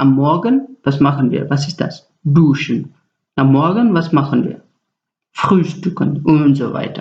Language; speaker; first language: German; non-native, fluent; Nepali